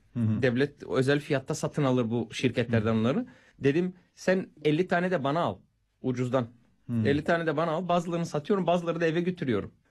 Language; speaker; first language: Turkish; non-native, fluent; Bulgarian